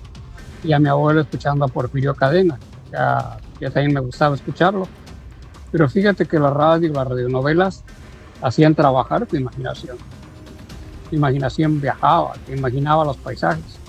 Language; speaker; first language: Spanish; native; Spanish